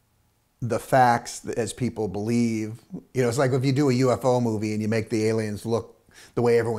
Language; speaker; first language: English; native; English